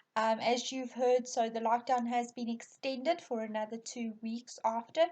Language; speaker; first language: English; non-native, local second language; Afrikaans